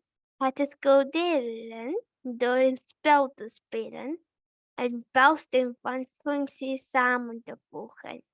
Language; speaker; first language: Dutch; early bilingual, other home language; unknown